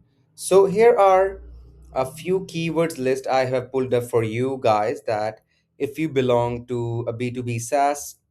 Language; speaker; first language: English; non-native, local second language; Urdu